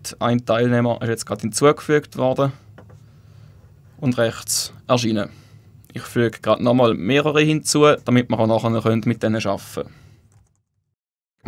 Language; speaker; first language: German; native; German